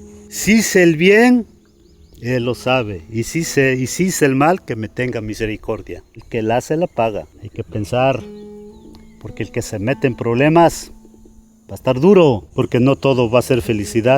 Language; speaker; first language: Spanish; native; Spanish